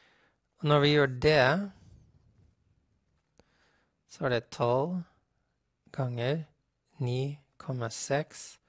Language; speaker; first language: Norwegian; non-native, fluent; English